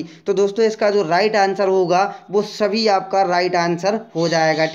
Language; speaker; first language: Hindi; native; Hindi